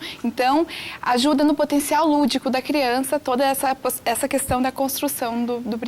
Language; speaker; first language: Portuguese; native; Portuguese